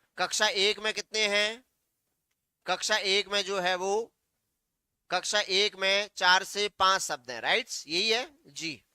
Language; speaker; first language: Hindi; native; Hindi